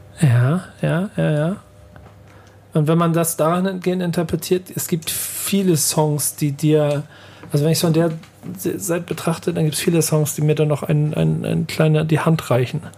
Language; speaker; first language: German; native; German